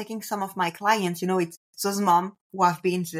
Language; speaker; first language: English; non-native, fluent; French